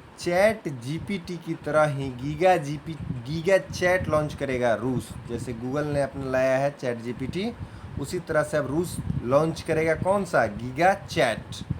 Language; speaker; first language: Hindi; native; Hindi